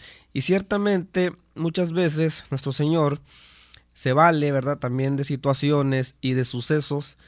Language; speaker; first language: Spanish; native; Spanish